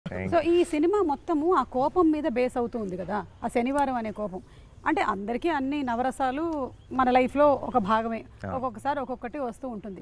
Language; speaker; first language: Telugu; native; Telugu